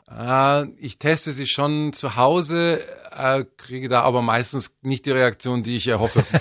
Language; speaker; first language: German; native; German